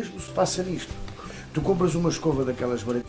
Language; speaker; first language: Portuguese; native; Portuguese